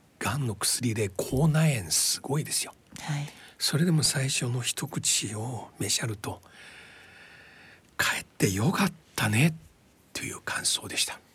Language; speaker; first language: Japanese; non-native, fluent; Chinese